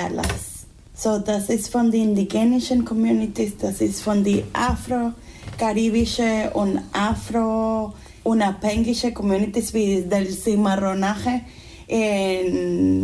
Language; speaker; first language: German; non-native, fluent; Spanish